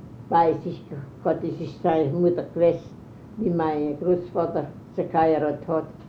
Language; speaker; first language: German; early bilingual, heritage; German